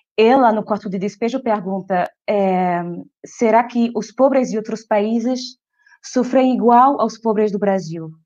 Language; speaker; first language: Portuguese; non-native, fluent; French